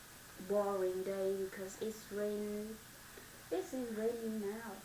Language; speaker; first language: English; non-native, learner; Vietnamese